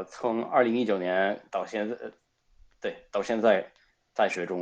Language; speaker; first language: Chinese; non-native, fluent; Spanish